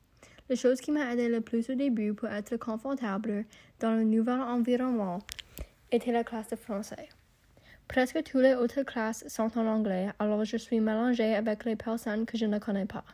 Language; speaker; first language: French; non-native, local second language; English